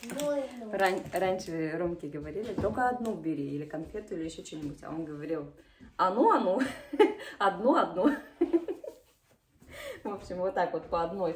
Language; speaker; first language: Russian; native; Russian